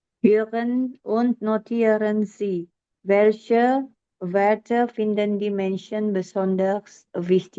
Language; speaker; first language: German; non-native, learner; Indonesian